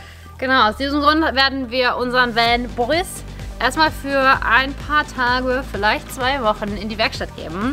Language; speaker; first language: German; native; German